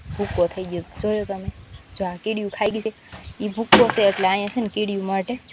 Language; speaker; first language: Gujarati; native; Gujarati